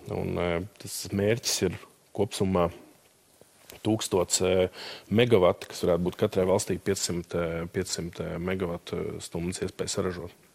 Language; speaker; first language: Latvian; native; Latvian